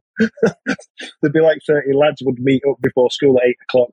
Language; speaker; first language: English; native; English